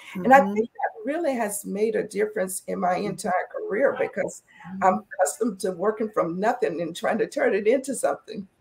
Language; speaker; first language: English; native; English